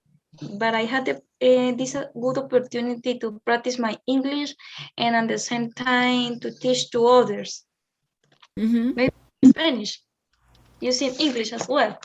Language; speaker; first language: English; non-native, learner; Spanish